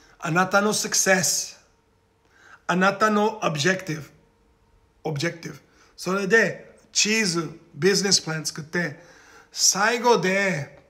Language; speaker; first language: Japanese; non-native, learner; Portuguese